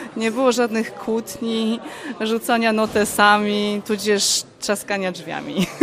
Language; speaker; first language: Polish; native; Polish